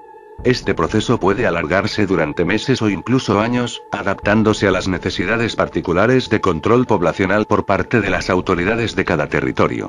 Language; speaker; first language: Spanish; native; Spanish